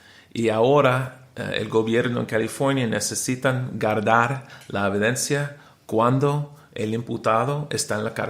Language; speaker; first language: Spanish; non-native, learner; English